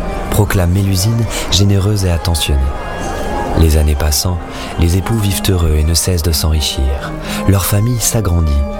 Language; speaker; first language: French; native; French